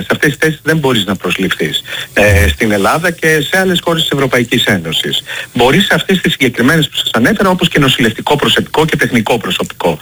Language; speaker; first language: Greek; native; Greek